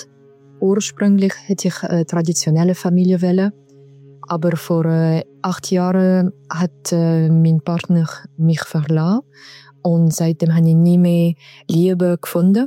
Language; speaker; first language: German; non-native, local second language; French